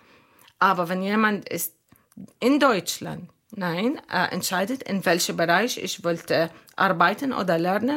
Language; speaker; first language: German; non-native, fluent; Arabic